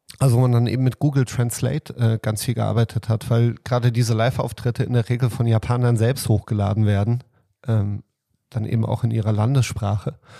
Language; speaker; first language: German; early bilingual, other home language; Serbian